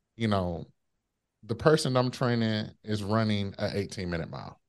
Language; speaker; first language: English; native; English